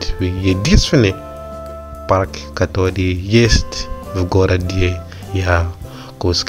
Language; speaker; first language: Russian; non-native, learner; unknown